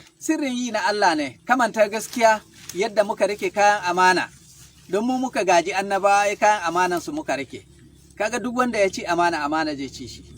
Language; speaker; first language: Hausa; non-native, local second language; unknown